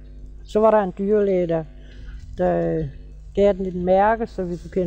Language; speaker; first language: Danish; native; Danish